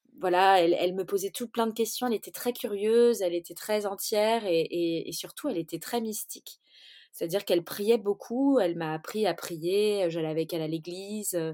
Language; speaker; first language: French; early bilingual, other home language; Portuguese